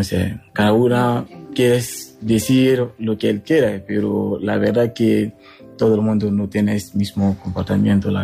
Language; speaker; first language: Spanish; non-native, learner; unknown